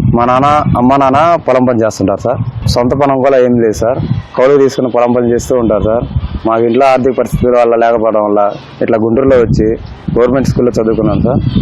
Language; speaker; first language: Telugu; native; Telugu